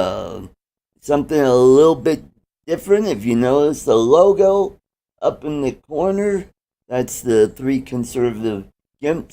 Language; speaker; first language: English; native; English